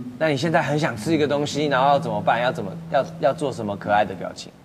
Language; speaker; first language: Chinese; native; Chinese